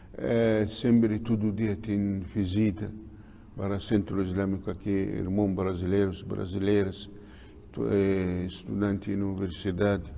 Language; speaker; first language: Portuguese; non-native, learner; Arabic